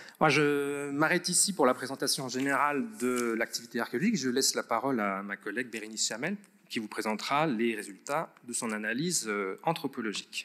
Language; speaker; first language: French; native; French